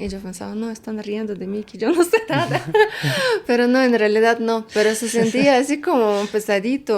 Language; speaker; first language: Spanish; non-native, fluent; Russian